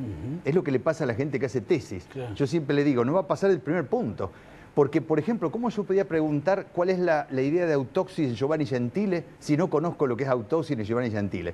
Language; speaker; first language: Spanish; native; Spanish